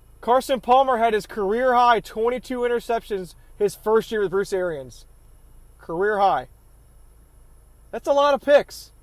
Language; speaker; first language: English; native; English